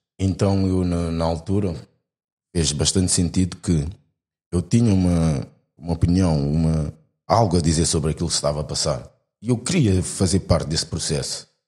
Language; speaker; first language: Portuguese; native; Portuguese